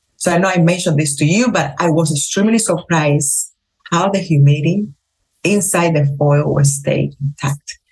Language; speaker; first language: English; non-native, fluent; Spanish